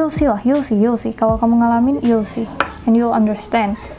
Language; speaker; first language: English; non-native, fluent; Indonesian